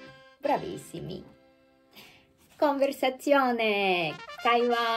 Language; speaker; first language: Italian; non-native, fluent; Japanese